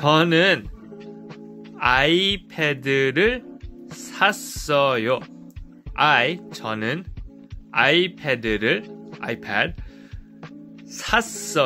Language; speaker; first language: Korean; non-native, fluent; English